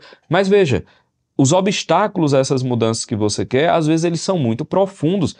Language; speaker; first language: Portuguese; native; Portuguese